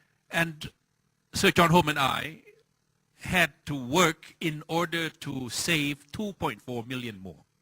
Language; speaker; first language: English; non-native, fluent; Thai